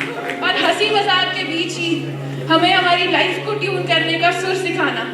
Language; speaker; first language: Hindi; native; Hindi